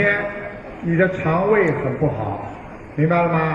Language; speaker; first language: Chinese; native; Chinese